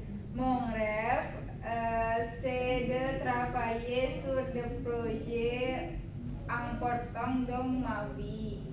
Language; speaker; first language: French; non-native, learner; Indonesian